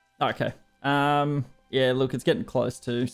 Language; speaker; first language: English; native; English